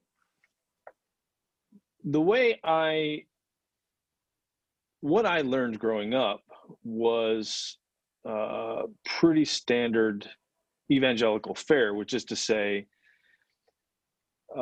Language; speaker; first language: English; native; English